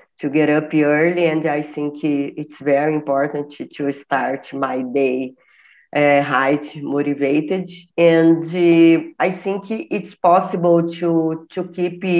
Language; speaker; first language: English; non-native, learner; Portuguese